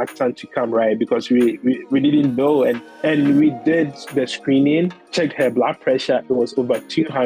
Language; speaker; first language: English; non-native, local second language; Akan